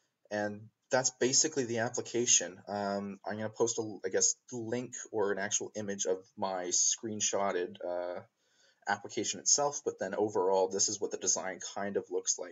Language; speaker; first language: English; native; English